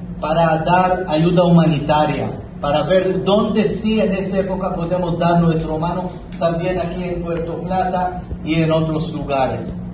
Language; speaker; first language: Spanish; non-native, fluent; Hebrew